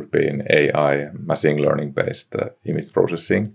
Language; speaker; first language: English; non-native, fluent; Finnish